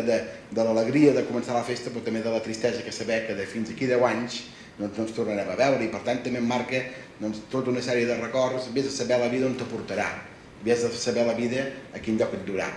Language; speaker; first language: Catalan; native; Catalan